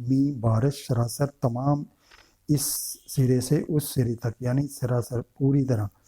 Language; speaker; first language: Urdu; non-native, local second language; Punjabi